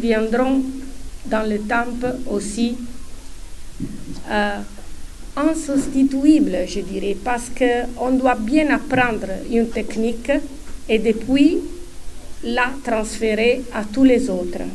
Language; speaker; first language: French; non-native, fluent; Italian